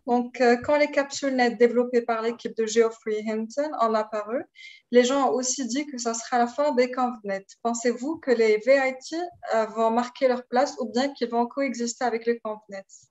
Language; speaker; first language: French; non-native, local second language; Arabic